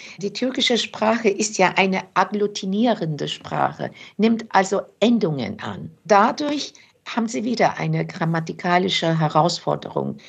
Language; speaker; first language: German; early bilingual, other home language; Turkish